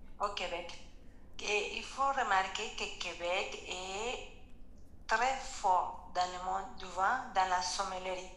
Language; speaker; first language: French; non-native, fluent; Spanish